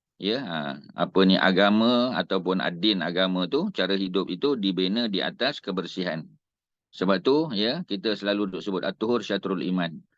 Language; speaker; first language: Malay; native; Malay